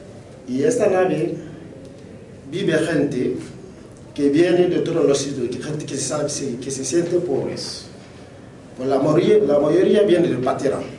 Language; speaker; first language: Spanish; non-native, local second language; French